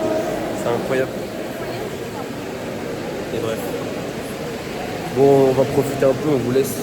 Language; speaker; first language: French; native; French